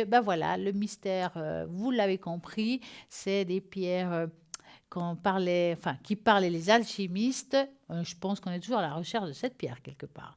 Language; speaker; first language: French; native; French